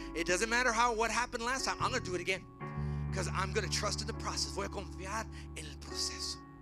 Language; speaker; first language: English; early bilingual, other home language; Spanish